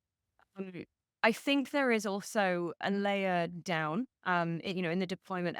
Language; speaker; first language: English; native; English